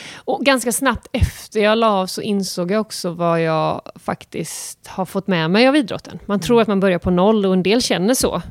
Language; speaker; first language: Swedish; native; Swedish